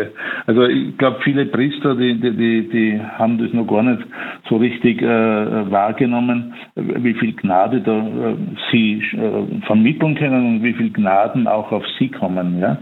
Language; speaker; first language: German; native; German